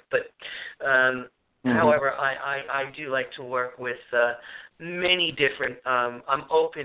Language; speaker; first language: English; native; English